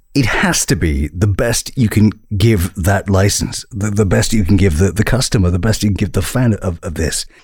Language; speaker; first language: English; native; English